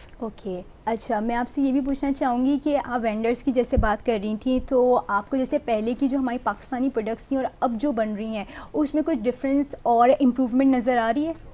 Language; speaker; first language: Urdu; native; Urdu